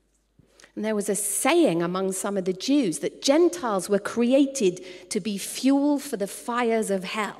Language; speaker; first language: English; native; English